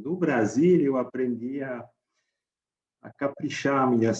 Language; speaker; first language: Portuguese; non-native, fluent; French